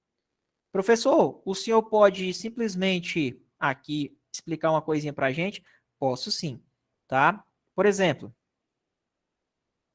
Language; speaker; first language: Portuguese; native; Portuguese